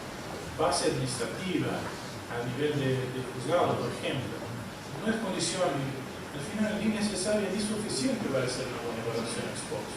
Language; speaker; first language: Spanish; non-native, fluent; Portuguese